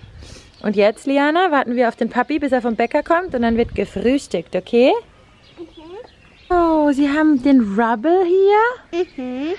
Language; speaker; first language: German; native; German